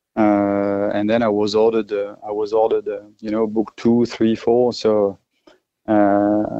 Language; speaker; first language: English; non-native, fluent; French